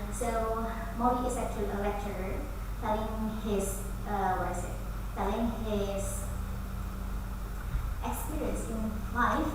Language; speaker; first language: English; non-native, fluent; Indonesian